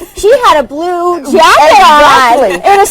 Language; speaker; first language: English; native; English